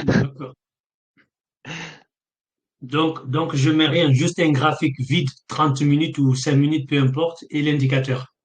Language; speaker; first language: French; native; French